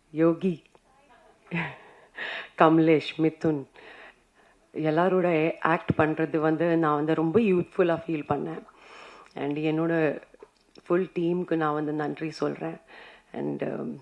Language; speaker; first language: Tamil; non-native, fluent; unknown